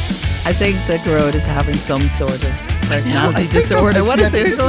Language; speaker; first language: English; native; English